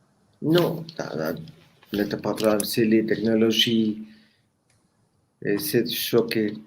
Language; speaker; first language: French; non-native, learner; Spanish